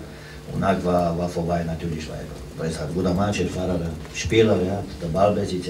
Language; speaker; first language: German; non-native, fluent; Romanian